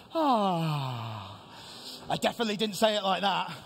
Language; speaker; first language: English; native; English